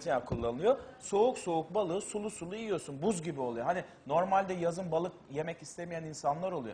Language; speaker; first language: Turkish; native; Turkish